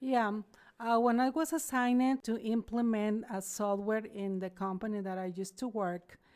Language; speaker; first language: English; non-native, learner; Spanish